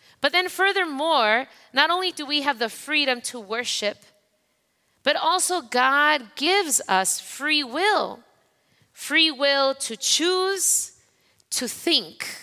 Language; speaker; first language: English; non-native, fluent; Spanish